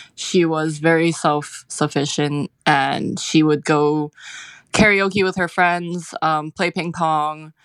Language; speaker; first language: English; non-native, local second language; Cantonese